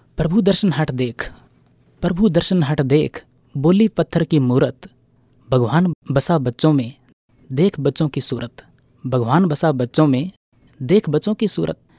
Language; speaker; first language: Hindi; native; Hindi